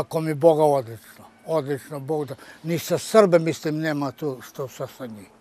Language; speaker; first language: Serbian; non-native, local second language; Romany